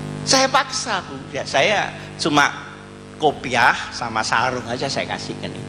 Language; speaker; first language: Indonesian; non-native, local second language; Javanese